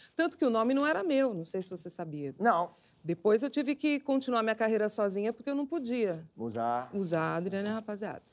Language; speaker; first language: Portuguese; native; Portuguese